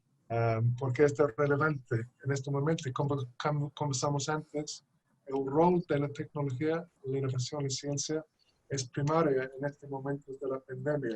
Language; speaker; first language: Spanish; non-native, fluent; English